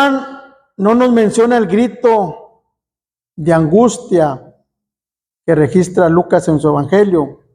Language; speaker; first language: Spanish; native; Spanish